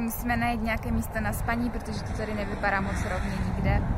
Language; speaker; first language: Czech; native; Czech